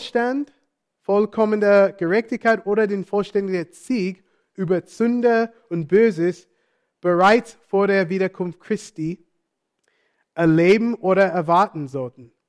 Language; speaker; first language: German; non-native, fluent; English